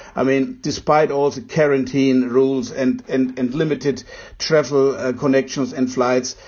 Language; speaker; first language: English; non-native, fluent; German